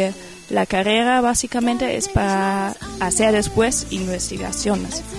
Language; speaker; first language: Spanish; non-native, fluent; German